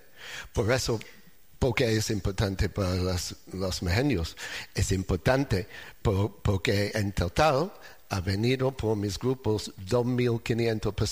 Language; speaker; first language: Spanish; non-native, learner; English